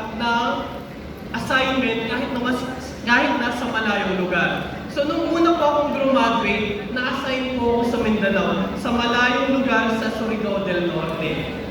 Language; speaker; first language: Filipino; native; Filipino